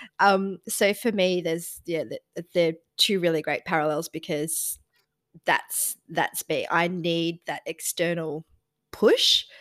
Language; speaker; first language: English; native; English